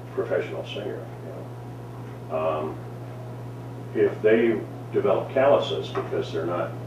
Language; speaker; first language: English; native; English